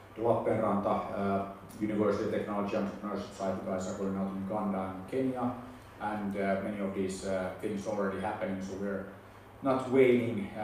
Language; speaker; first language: English; non-native, fluent; Finnish